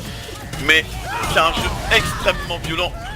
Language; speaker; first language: French; native; French